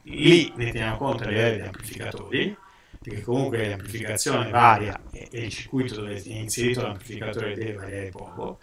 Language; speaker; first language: Italian; native; Italian